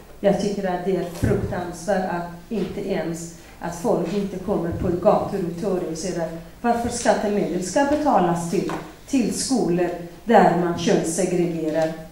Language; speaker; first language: Swedish; non-native, fluent; Central Kurdish